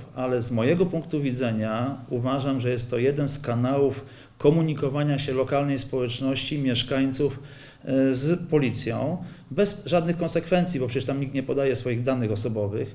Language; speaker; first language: Polish; native; Polish